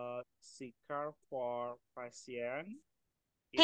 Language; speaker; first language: English; non-native, learner; Indonesian